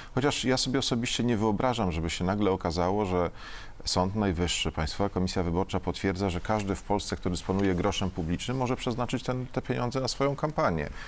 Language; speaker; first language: Polish; native; Polish